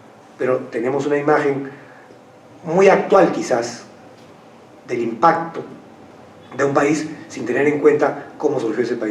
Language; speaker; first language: Spanish; native; Spanish